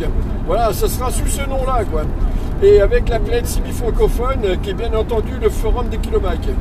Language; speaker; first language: French; native; French